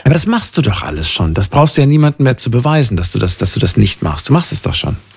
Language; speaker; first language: German; native; German